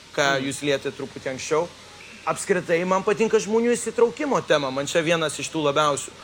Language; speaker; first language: Lithuanian; early bilingual, heritage; Spanish